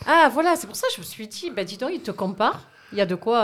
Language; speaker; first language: French; native; French